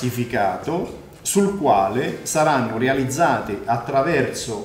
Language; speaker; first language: Italian; native; Italian